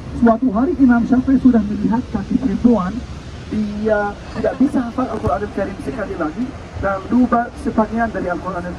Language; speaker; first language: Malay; non-native, fluent; Arabic